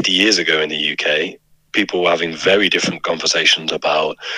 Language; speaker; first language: English; native; English